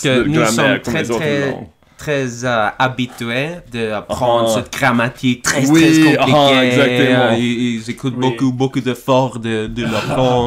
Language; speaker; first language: French; non-native, learner; English